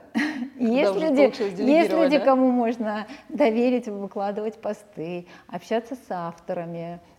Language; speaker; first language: Russian; early bilingual, other home language; Armenian